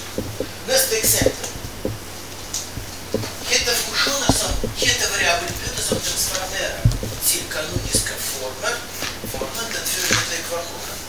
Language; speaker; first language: Swedish; non-native, fluent; Russian